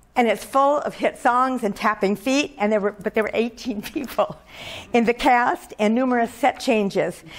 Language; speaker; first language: English; native; English